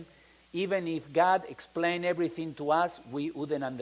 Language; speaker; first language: English; non-native, fluent; Spanish